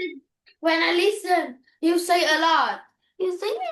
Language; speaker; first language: English; non-native, learner; Vietnamese